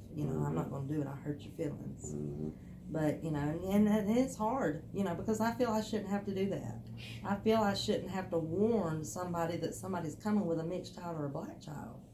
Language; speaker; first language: English; native; English